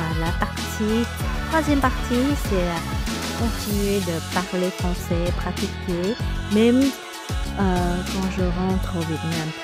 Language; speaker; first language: French; non-native, fluent; Vietnamese